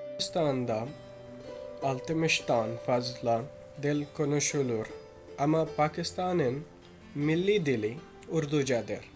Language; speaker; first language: Turkish; non-native, learner; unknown